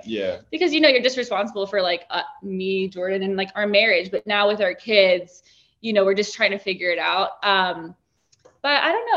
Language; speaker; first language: English; native; English